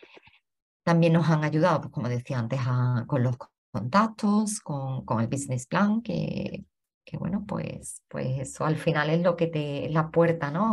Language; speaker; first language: Spanish; native; Spanish